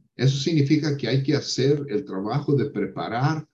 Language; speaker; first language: Spanish; non-native, fluent; English